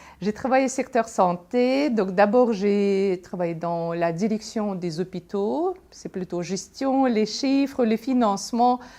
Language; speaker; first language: French; non-native, fluent; Russian